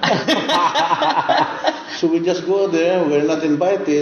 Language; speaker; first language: English; non-native, local second language; Cebuano